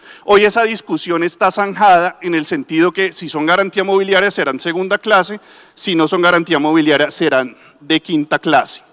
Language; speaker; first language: Spanish; native; Spanish